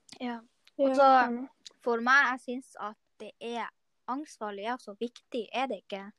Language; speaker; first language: Norwegian; non-native, learner; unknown